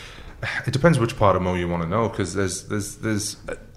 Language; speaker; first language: English; early bilingual, other home language; Arabic